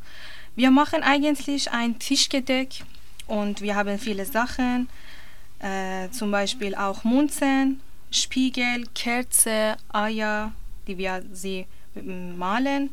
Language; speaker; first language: German; non-native, learner; Persian